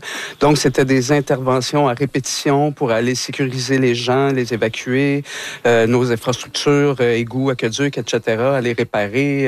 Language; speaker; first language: French; native; French